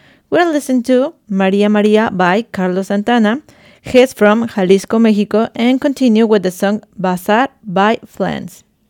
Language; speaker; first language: English; non-native, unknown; Spanish